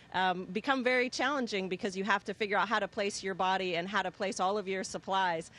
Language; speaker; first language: English; native; English